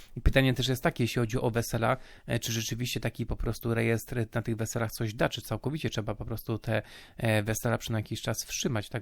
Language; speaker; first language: Polish; native; Polish